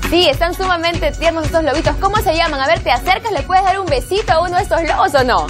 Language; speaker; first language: Spanish; native; Spanish